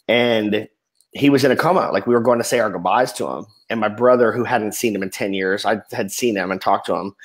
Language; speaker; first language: English; native; English